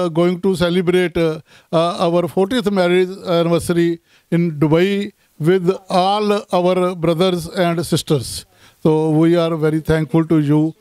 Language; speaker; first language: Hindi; non-native, local second language; Punjabi